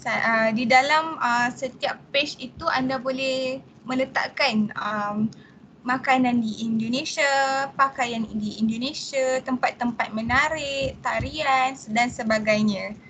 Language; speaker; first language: Malay; native; Malay